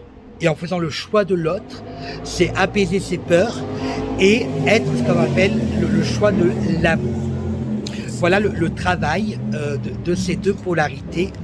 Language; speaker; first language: French; native; French